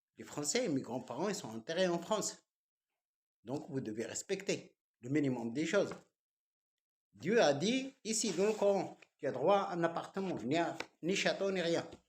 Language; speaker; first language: French; non-native, local second language; Arabic